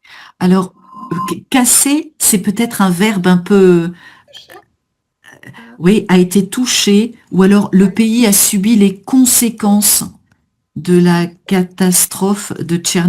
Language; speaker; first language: French; native; French